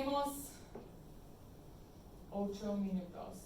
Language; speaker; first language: Spanish; non-native, fluent; English